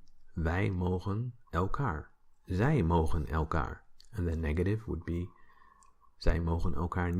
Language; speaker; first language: Dutch; non-native, fluent; English